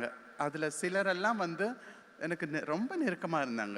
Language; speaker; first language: Tamil; native; Tamil